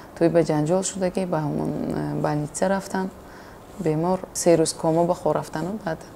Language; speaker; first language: Tajik; non-native, local second language; Uzbek